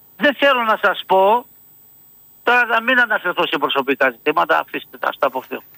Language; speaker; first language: Greek; native; Greek